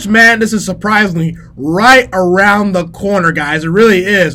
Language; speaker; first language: English; native; English